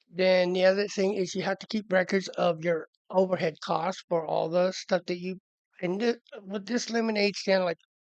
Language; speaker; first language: English; native; English